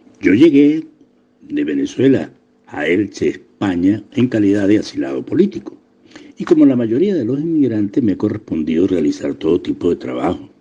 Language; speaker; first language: Spanish; native; Spanish